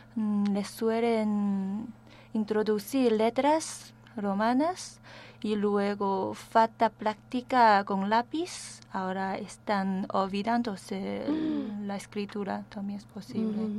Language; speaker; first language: Spanish; non-native, fluent; Chinese